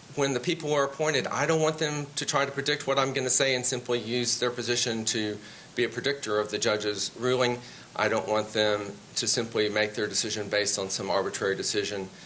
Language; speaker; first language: English; native; English